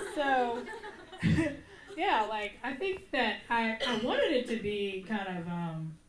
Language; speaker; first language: English; native; English